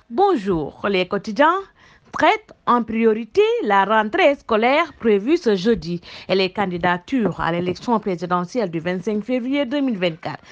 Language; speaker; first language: French; non-native, local second language; Wolof